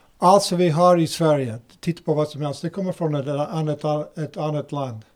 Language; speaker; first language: Swedish; non-native, fluent; English